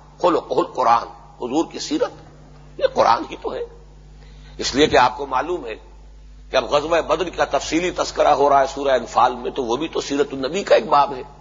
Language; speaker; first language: Urdu; native; Urdu